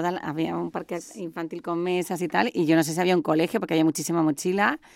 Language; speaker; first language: Spanish; native; Spanish